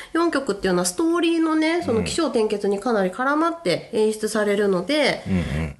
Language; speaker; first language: Japanese; native; Japanese